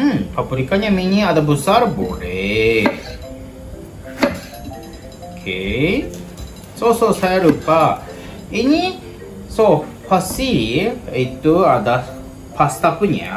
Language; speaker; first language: Indonesian; non-native, learner; Japanese